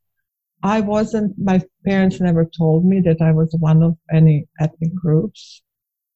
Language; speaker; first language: English; non-native, fluent; Bosnian